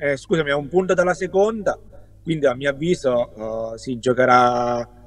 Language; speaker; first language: Italian; native; Italian